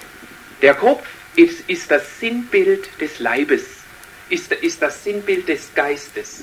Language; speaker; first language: German; native; German